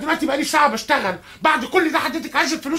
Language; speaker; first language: Arabic; native; Arabic